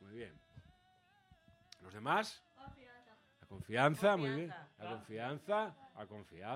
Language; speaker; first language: Spanish; native; Spanish